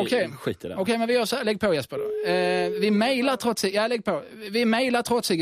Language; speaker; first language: Swedish; native; Swedish